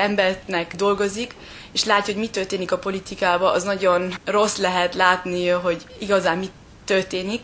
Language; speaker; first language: Hungarian; early bilingual, heritage; German